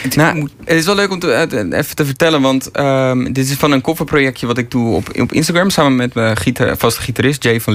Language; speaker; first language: Dutch; native; Dutch